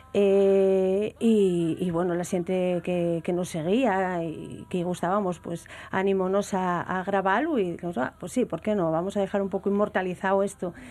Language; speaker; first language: Spanish; native; Spanish